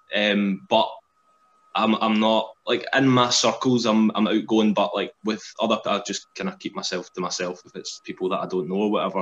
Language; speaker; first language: English; native; English